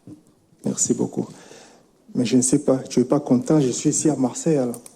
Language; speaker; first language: French; non-native, local second language; Lingala